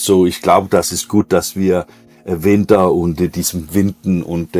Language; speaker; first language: German; non-native, learner; Danish